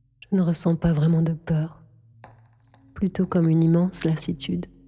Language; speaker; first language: French; native; French